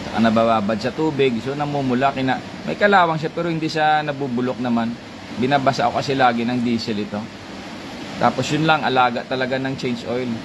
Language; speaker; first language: Filipino; non-native, local second language; Hiligaynon